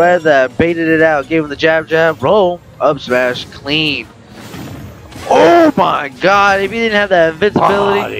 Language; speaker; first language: English; native; English